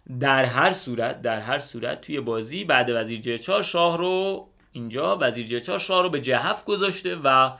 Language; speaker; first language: Persian; native; Persian